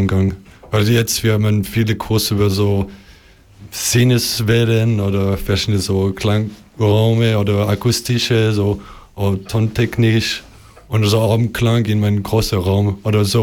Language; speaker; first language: German; non-native, learner; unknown